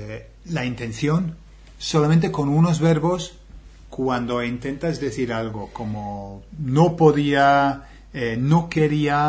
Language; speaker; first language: Spanish; non-native, fluent; English